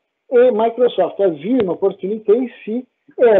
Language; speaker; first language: French; non-native, fluent; Portuguese